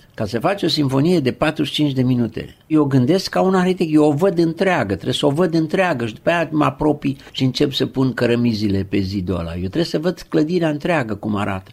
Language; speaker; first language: Romanian; native; Romanian